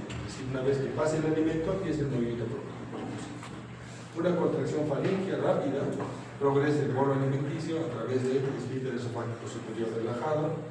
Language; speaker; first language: Spanish; native; Spanish